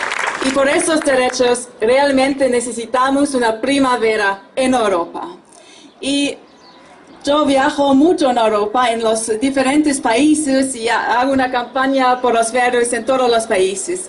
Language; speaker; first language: Spanish; non-native, fluent; German